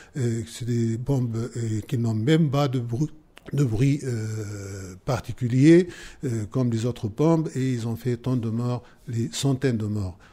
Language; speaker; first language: French; non-native, fluent; Arabic